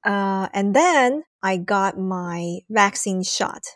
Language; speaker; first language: English; non-native, fluent; Chinese